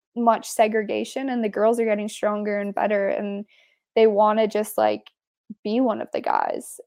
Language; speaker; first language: English; native; English